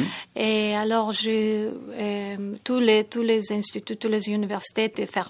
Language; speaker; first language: French; non-native, fluent; Tajik